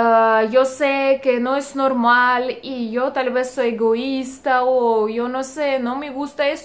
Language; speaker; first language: Spanish; non-native, learner; Russian